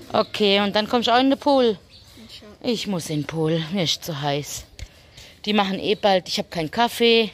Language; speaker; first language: German; native; German